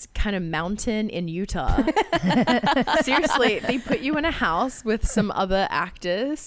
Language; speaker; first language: English; native; English